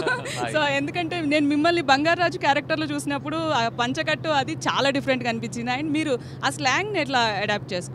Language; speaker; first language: Telugu; native; Telugu